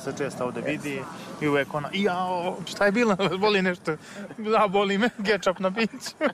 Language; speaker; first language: Serbian; native; Serbian